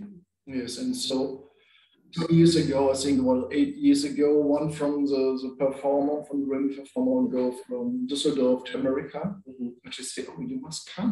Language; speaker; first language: English; non-native, learner; German